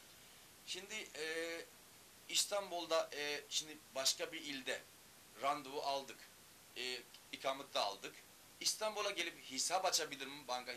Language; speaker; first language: Turkish; non-native, learner; Urdu